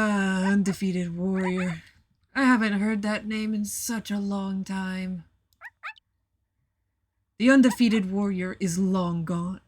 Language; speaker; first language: English; native; English